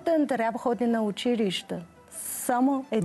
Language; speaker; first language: Bulgarian; non-native, learner; Chinese